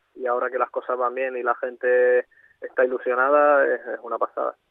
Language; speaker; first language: Spanish; native; Spanish